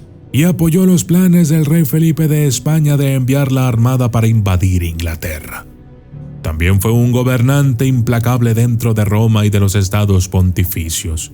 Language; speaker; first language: Spanish; native; Spanish